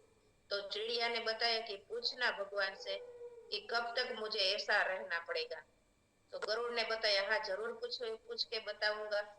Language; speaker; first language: Hindi; native; Hindi